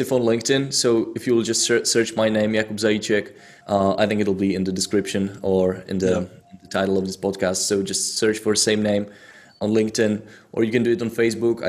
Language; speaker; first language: English; non-native, fluent; Czech